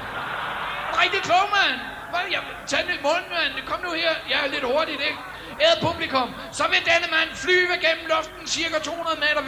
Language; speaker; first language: Danish; native; Danish